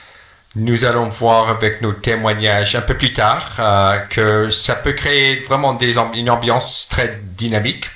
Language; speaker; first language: French; non-native, fluent; English